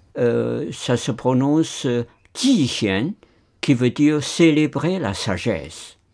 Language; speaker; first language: French; non-native, fluent; Chinese